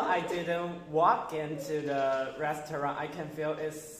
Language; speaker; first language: English; non-native, fluent; Chinese